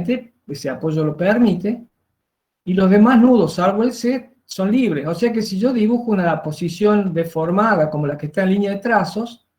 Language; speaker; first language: Spanish; native; Spanish